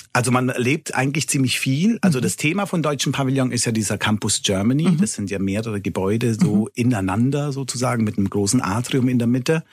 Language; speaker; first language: German; non-native, fluent; Italian